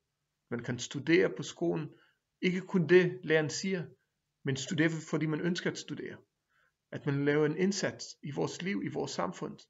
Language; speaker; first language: Danish; non-native, fluent; Hebrew